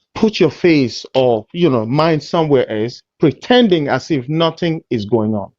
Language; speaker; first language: English; non-native, local second language; Yoruba